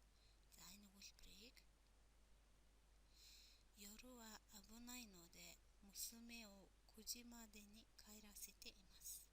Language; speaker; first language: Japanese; non-native, fluent; Mongolian